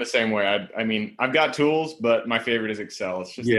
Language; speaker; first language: English; native; English